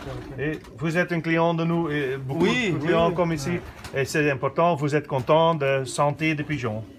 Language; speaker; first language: French; non-native, learner; Dutch